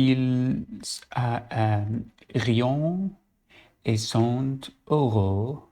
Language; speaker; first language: French; non-native, learner; Arabic